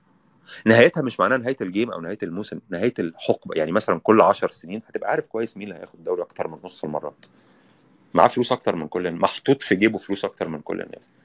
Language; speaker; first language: Arabic; native; Arabic